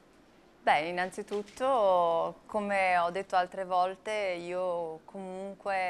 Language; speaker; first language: Italian; native; Italian